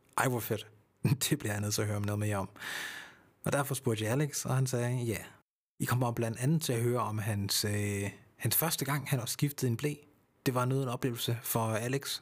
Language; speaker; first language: Danish; early bilingual, other home language; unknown